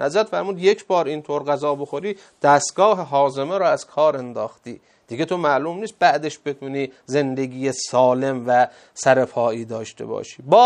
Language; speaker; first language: Persian; native; Persian